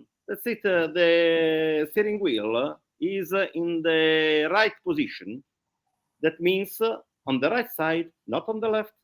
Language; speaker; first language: English; non-native, learner; Italian